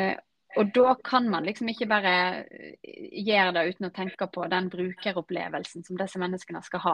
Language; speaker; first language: Norwegian; native; Norwegian